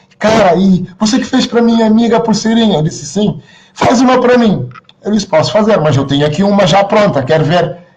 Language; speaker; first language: Portuguese; non-native, local second language; Kabuverdianu